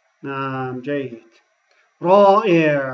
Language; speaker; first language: Arabic; non-native, fluent; Turkish